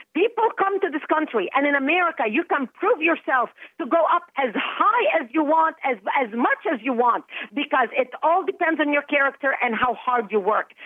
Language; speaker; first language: English; non-native, fluent; Arabic